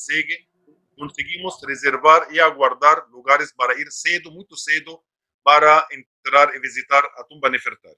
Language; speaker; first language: Portuguese; non-native, fluent; Arabic